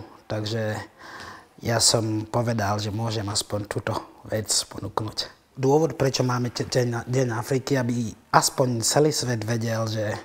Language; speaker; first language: Slovak; non-native, fluent; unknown